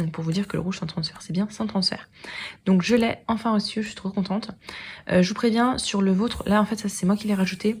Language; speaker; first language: French; native; French